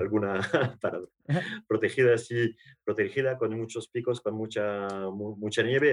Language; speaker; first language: Spanish; non-native, learner; French